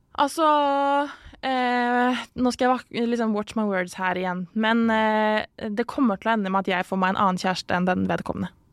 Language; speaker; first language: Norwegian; native; Norwegian